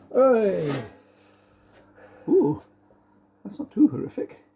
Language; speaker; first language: English; native; English